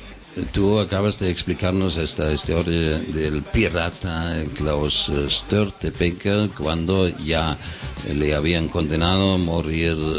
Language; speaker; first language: Spanish; non-native, fluent; German